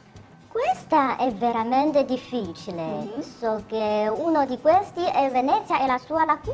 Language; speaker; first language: Italian; non-native, fluent; Chinese